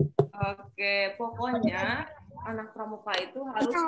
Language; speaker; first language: Indonesian; native; Indonesian